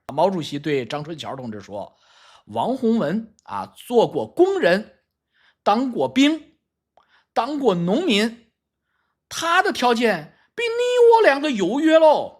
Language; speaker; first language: Chinese; native; Chinese